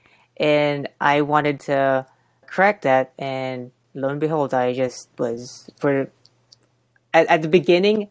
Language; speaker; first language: English; non-native, local second language; Cebuano